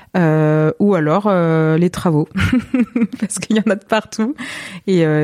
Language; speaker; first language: French; native; French